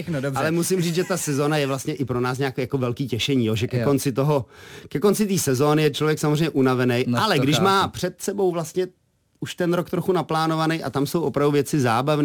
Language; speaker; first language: Czech; native; Czech